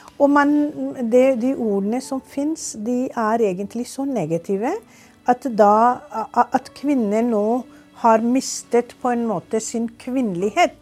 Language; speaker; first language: Norwegian; non-native, fluent; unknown